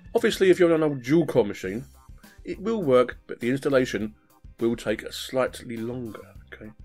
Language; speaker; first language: English; native; English